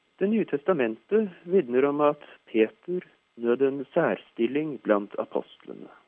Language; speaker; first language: Norwegian; native; Norwegian